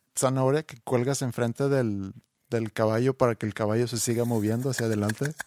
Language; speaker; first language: Spanish; non-native, fluent; Swedish